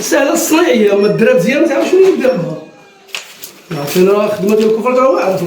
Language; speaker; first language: Arabic; native; Arabic